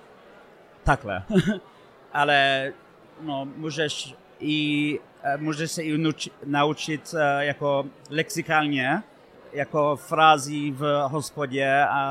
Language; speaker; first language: Czech; non-native, fluent; English